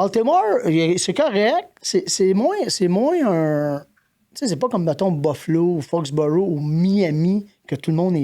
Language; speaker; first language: French; native; French